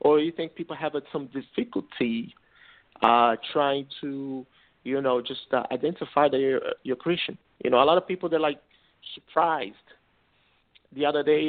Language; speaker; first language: English; non-native, fluent; Portuguese